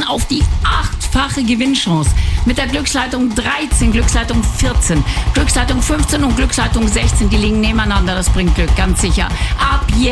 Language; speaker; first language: German; native; German